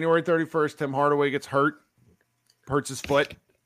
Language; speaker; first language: English; native; English